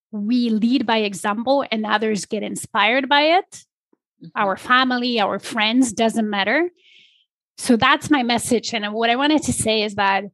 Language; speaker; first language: English; non-native, fluent; Polish